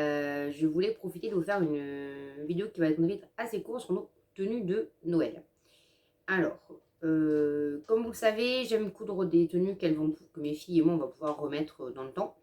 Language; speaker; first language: French; native; French